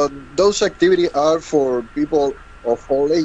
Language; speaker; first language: English; non-native, learner; Spanish